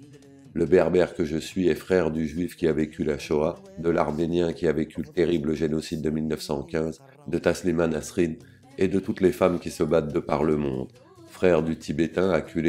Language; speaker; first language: French; native; French